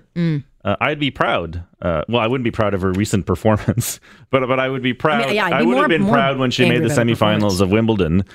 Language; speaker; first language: English; native; English